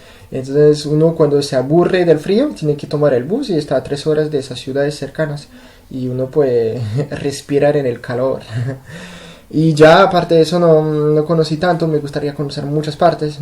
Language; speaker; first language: Spanish; non-native, fluent; French